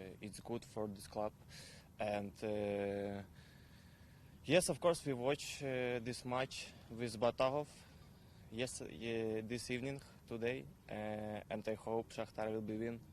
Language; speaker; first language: English; non-native, learner; Ukrainian